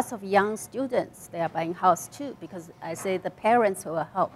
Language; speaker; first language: English; non-native, learner; Chinese